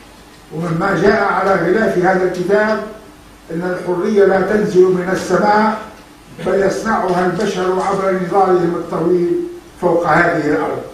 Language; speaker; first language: Arabic; native; Arabic